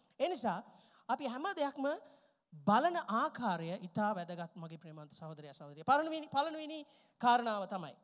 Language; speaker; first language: Sinhala; non-native, local second language; Tamil